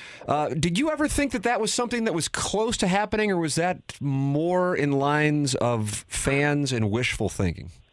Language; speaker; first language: English; native; English